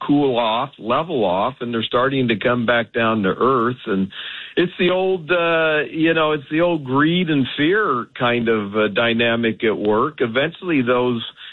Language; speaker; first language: English; native; English